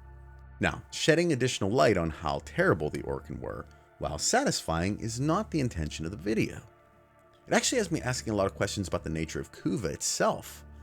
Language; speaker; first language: English; native; English